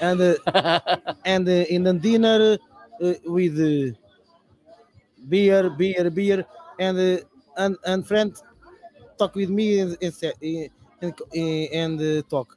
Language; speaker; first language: English; non-native, learner; Portuguese